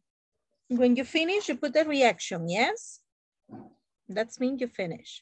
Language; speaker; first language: English; non-native, learner; Spanish